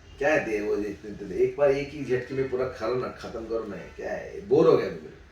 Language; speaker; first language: Hindi; non-native, local second language; Marathi